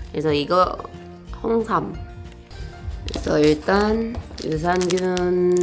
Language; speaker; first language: Korean; non-native, fluent; English